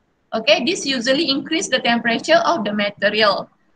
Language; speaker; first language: English; non-native, local second language; Malay